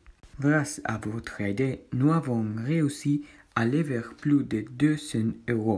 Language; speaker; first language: French; non-native, learner; Spanish